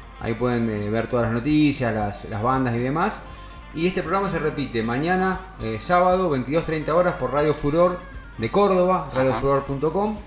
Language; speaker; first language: Spanish; native; Spanish